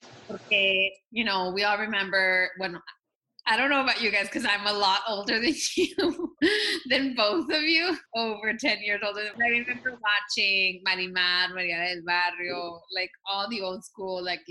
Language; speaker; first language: English; early bilingual, other home language; Spanish